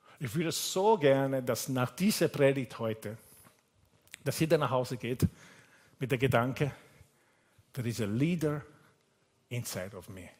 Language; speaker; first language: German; non-native, fluent; Italian